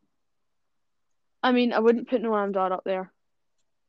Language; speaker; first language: English; native; English